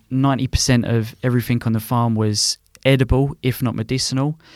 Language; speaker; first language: English; native; English